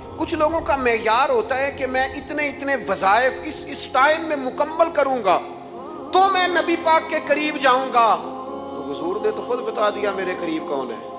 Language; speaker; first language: Urdu; non-native, local second language; Punjabi